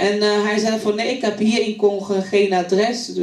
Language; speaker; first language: Dutch; non-native, fluent; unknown